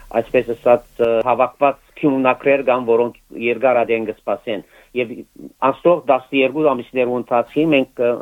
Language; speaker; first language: Armenian; early bilingual, heritage; Armenian